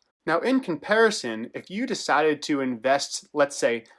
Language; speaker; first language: English; native; English